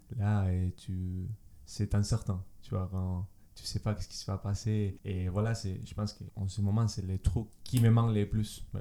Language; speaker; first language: French; non-native, learner; Spanish